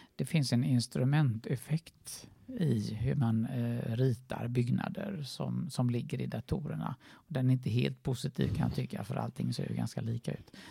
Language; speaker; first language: Swedish; native; Swedish